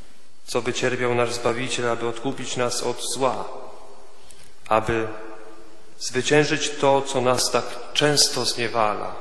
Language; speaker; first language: Polish; native; Polish